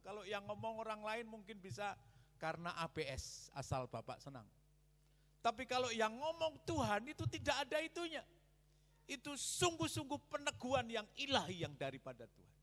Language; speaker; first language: Indonesian; native; Indonesian